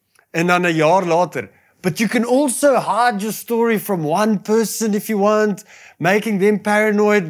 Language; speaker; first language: English; non-native, local second language; Afrikaans